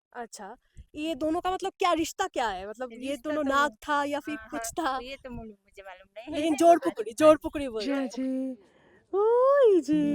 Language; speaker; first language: Hindi; non-native, local second language; Bangla